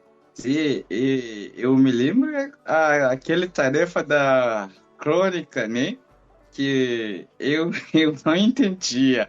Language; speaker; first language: Portuguese; non-native, fluent; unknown